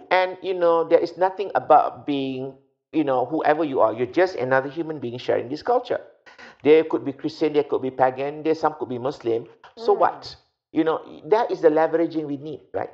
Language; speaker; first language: English; non-native, local second language; Malay